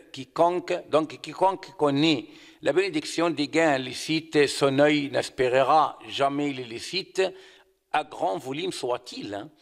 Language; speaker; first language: French; non-native, fluent; Arabic